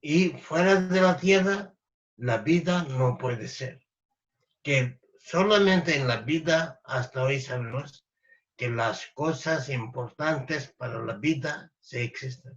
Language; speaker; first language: Spanish; non-native, fluent; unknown